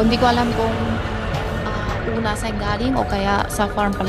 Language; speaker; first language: Filipino; non-native, learner; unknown